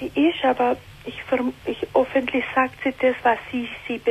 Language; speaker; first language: German; non-native, learner; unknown